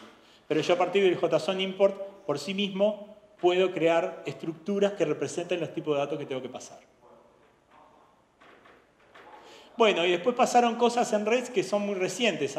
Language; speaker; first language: Spanish; native; Spanish